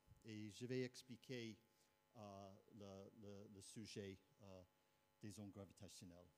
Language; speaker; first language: French; non-native, fluent; English